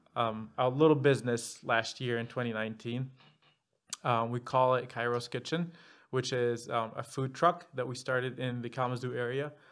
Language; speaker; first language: English; non-native, fluent; Arabic